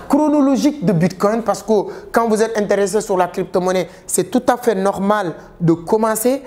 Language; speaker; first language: French; non-native, local second language; Wolof